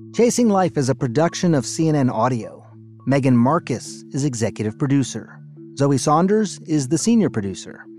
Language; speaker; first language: English; native; English